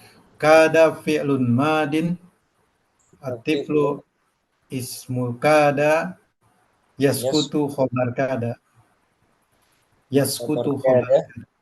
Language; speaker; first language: Arabic; non-native, learner; Indonesian